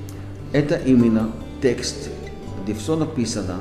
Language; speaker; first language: Russian; non-native, fluent; Hebrew